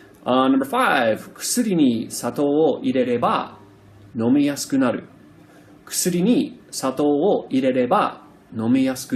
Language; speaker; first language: Japanese; non-native, fluent; English